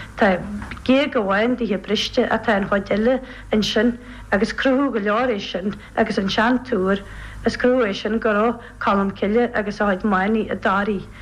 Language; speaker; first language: Irish; native; Irish